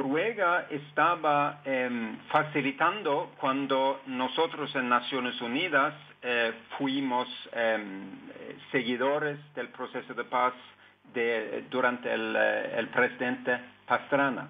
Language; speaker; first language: Spanish; non-native, fluent; Norwegian